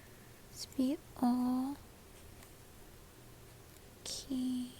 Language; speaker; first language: Japanese; non-native, learner; English